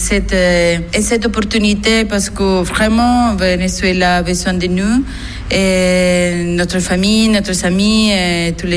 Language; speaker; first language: French; non-native, learner; Spanish